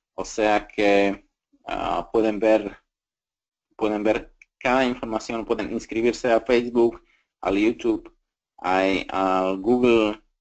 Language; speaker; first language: Spanish; non-native, fluent; Slovak